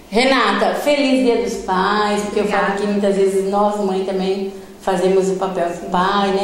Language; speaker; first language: Portuguese; native; Portuguese